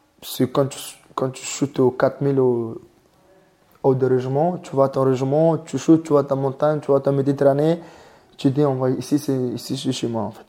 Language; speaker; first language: French; non-native, learner; Mongolian